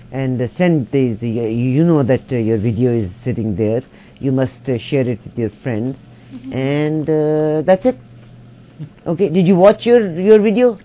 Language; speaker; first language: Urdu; native; Urdu